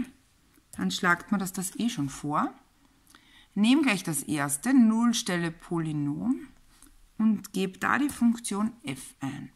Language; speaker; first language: German; native; German